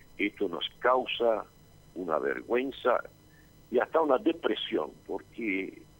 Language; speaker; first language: Spanish; non-native, fluent; Portuguese